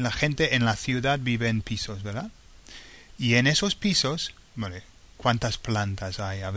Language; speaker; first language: Spanish; non-native, fluent; English